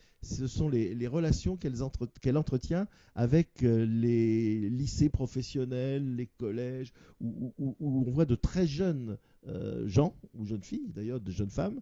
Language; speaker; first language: French; native; French